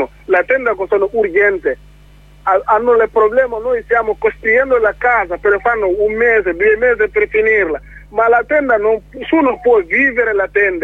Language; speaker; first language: Italian; non-native, learner; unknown